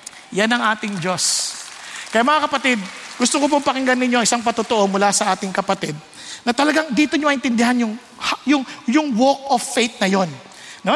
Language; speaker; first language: Filipino; native; Filipino